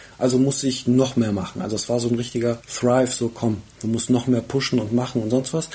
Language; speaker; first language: German; early bilingual, other home language; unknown